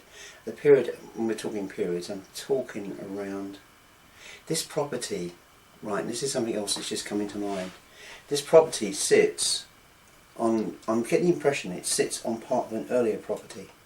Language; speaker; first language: English; native; English